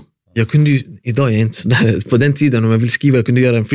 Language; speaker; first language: Swedish; early bilingual, other home language; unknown